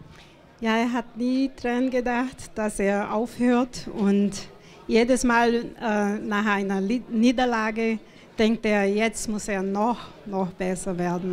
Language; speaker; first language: German; non-native, fluent; Portuguese